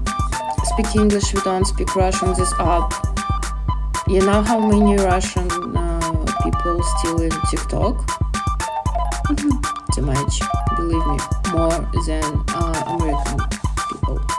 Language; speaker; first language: English; non-native, learner; Russian